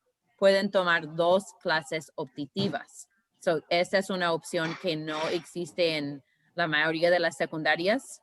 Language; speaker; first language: Spanish; early bilingual, heritage; Spanish